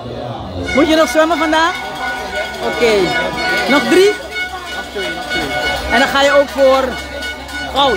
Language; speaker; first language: Dutch; native; Dutch